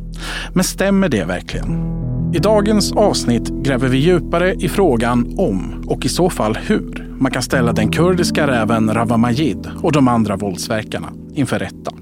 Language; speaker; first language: Swedish; native; Swedish